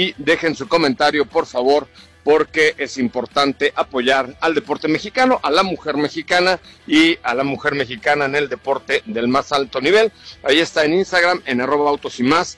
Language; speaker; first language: Spanish; native; Spanish